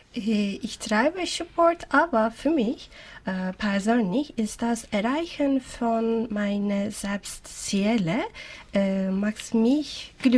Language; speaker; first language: German; non-native, learner; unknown